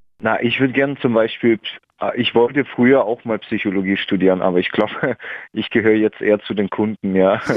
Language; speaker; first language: German; non-native, fluent; Russian